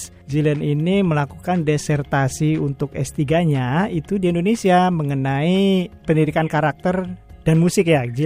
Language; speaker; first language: Indonesian; native; Indonesian